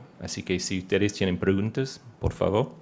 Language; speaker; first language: Spanish; non-native, fluent; English